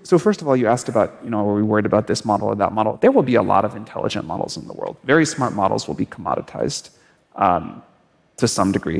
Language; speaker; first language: English; native; English